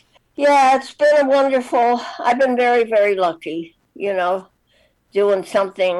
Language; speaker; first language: English; native; English